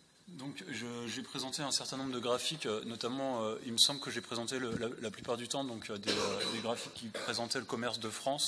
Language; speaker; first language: French; native; French